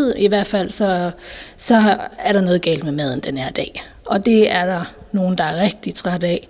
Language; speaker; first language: Danish; native; Danish